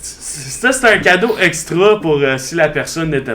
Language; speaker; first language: French; native; French